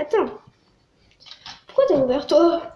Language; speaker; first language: French; native; French